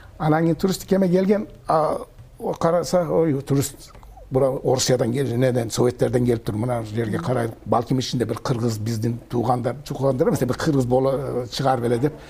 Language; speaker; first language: Kyrgyz; early bilingual, heritage; Kyrgyz